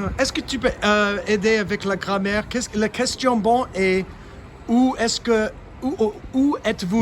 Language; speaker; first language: French; non-native, learner; English